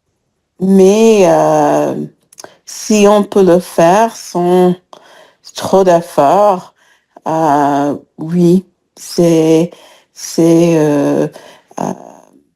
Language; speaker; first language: French; non-native, fluent; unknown